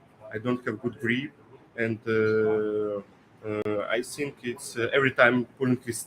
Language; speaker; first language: English; non-native, learner; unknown